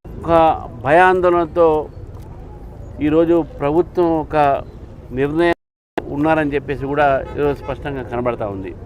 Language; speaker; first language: Telugu; native; Telugu